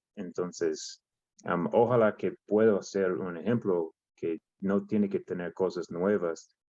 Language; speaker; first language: Spanish; non-native, learner; English